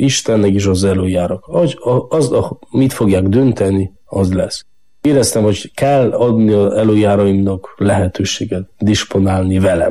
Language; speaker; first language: Hungarian; non-native, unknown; Polish